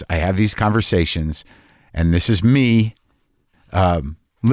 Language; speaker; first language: English; native; English